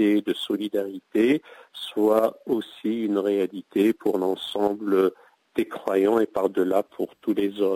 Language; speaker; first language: French; non-native, local second language; Arabic